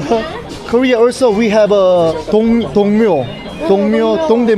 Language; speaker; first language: English; non-native, learner; Korean